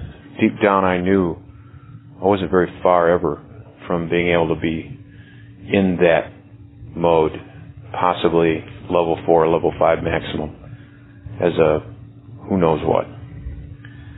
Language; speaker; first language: English; native; English